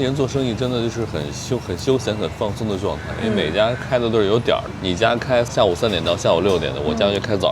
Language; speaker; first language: Chinese; native; Chinese